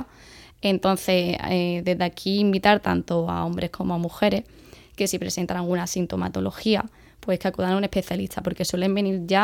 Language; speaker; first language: Spanish; native; Spanish